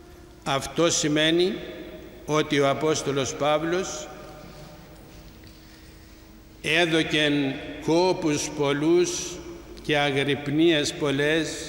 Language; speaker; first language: Greek; native; Greek